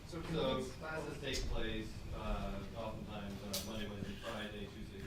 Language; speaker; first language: English; native; English